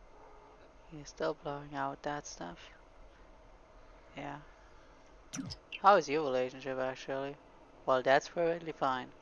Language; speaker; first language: English; non-native, fluent; German